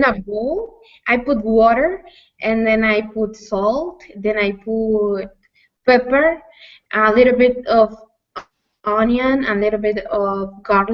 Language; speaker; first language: English; non-native, learner; Spanish